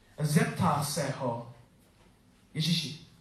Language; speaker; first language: Czech; non-native, learner; English